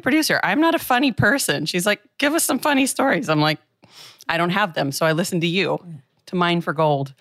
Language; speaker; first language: English; native; English